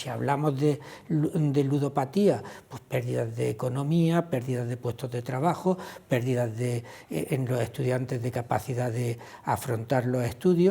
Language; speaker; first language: Spanish; native; Spanish